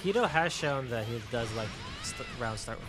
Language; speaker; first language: English; native; English